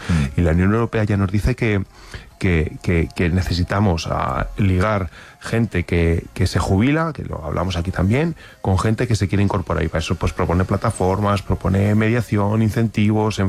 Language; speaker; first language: Spanish; native; Spanish